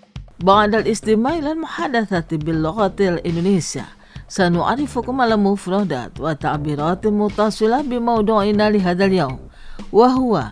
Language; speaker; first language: Arabic; non-native, fluent; Indonesian